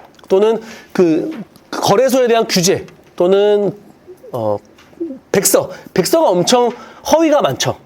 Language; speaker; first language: Korean; native; Korean